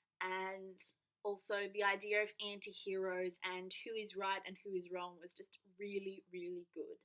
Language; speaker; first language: English; native; English